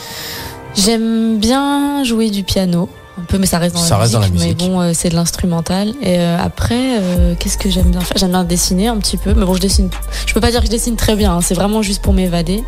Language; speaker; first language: French; native; French